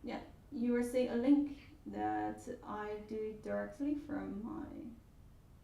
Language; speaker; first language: English; non-native, fluent; Chinese